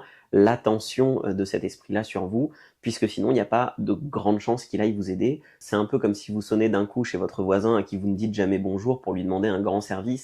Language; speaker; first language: French; native; French